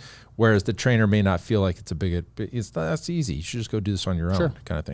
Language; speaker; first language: English; native; English